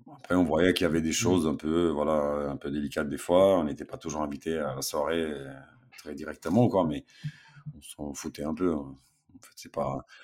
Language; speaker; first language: French; non-native, fluent; Romanian